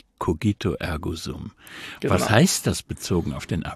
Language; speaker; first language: German; native; German